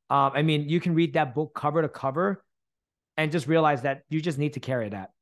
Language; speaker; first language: English; early bilingual, other home language; Thai